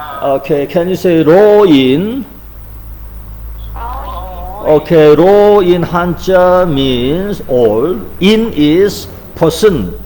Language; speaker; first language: English; non-native, fluent; Korean